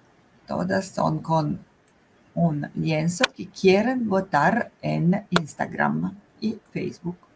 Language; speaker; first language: Spanish; non-native, fluent; Italian